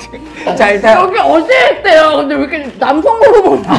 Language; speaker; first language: Korean; native; Korean